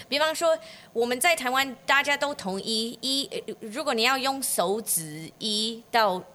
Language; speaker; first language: Chinese; non-native, fluent; English